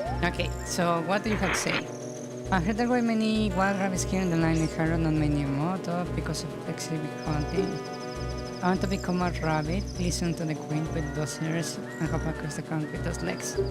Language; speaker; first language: English; non-native, fluent; Spanish